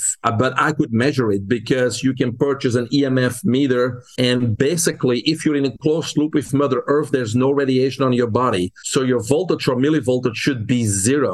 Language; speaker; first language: English; non-native, fluent; Dutch